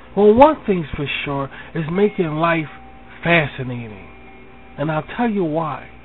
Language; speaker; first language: English; native; English